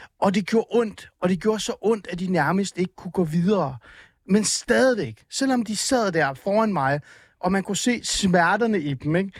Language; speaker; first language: Danish; early bilingual, other home language; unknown